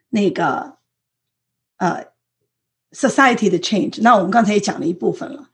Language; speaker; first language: Chinese; native; Chinese